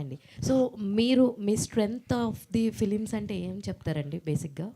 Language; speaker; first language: Telugu; native; Telugu